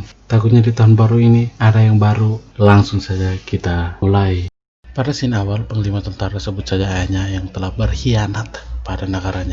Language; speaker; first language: Indonesian; native; Indonesian